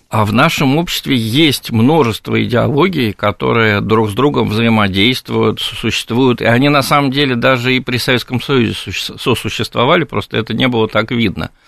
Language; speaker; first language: Russian; native; Russian